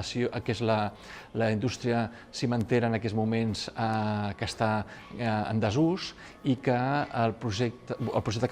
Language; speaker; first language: Catalan; native; Catalan